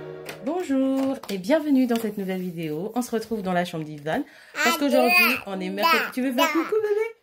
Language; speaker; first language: French; native; French